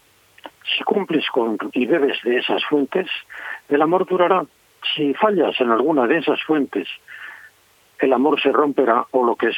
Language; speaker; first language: Spanish; native; Spanish